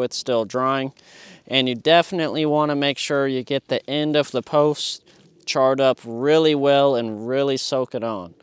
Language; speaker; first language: English; native; English